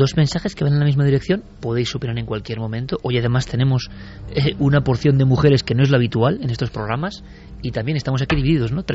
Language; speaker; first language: Spanish; native; Spanish